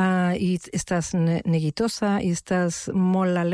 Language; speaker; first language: Catalan; non-native, fluent; Spanish